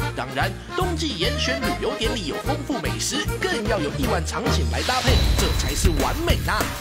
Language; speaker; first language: Chinese; native; Chinese